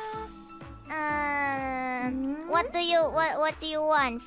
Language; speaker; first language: English; non-native, learner; Indonesian